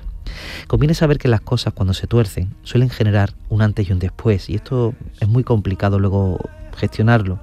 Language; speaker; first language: Spanish; native; Spanish